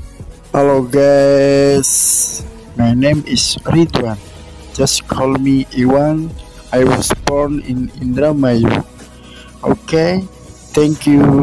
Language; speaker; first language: English; non-native, learner; Indonesian